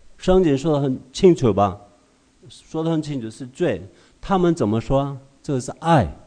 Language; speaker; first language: Chinese; non-native, fluent; Korean